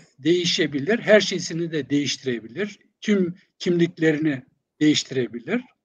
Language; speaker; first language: Turkish; non-native, local second language; Zaza